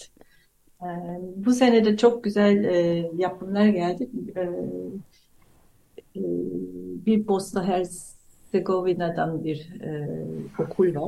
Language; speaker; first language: Turkish; non-native, fluent; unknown